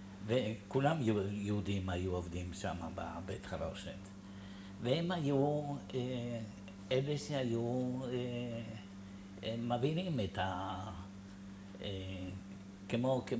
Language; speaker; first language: Hebrew; non-native, fluent; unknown